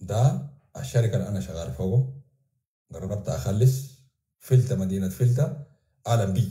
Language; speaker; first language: Arabic; native; Arabic